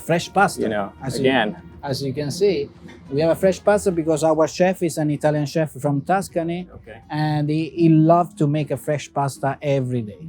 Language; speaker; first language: English; non-native, fluent; Italian